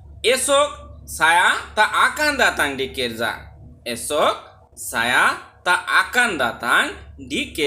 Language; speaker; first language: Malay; non-native, learner; Bangla